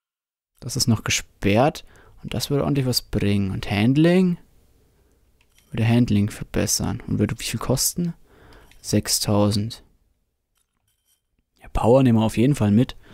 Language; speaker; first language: German; native; German